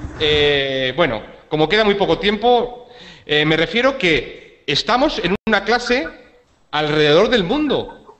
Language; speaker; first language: Spanish; native; Spanish